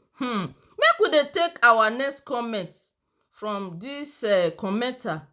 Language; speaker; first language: Nigerian Pidgin; non-native, local second language; Yoruba